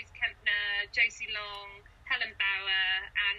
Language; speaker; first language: English; native; English